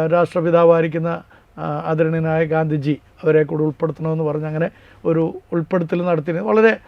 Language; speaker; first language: Malayalam; native; Malayalam